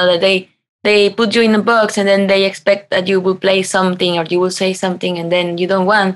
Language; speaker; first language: English; non-native, fluent; Spanish